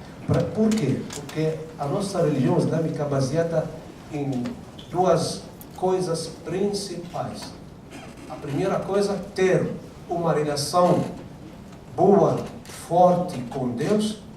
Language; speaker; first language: Portuguese; non-native, fluent; Arabic